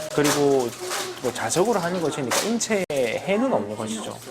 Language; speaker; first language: Korean; native; Korean